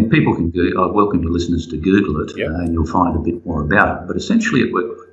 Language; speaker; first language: English; native; English